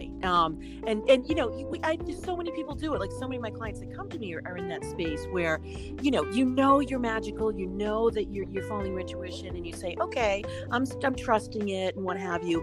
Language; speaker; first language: English; native; English